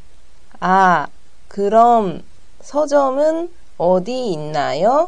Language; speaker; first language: Korean; non-native, learner; Japanese